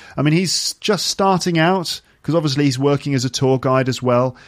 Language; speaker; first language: English; native; English